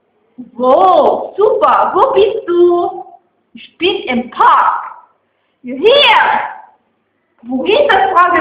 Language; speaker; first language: German; non-native, fluent; Arabic